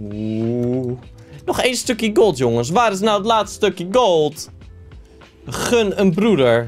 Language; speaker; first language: Dutch; native; Dutch